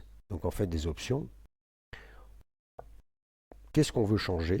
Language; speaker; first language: French; native; French